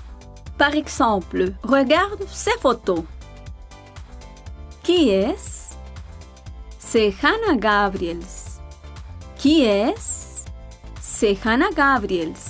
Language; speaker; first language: French; non-native, fluent; Spanish